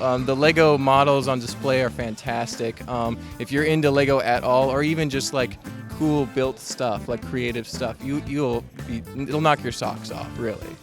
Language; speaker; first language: English; native; English